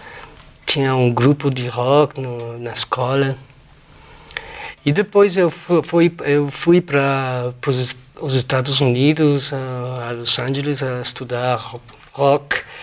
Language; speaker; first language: Portuguese; non-native, fluent; Spanish